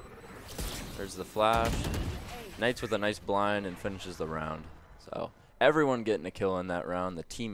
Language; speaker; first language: English; native; English